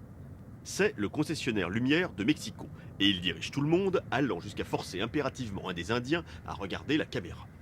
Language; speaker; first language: French; native; French